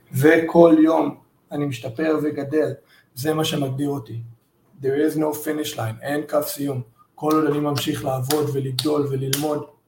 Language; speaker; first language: Hebrew; early bilingual, heritage; Hebrew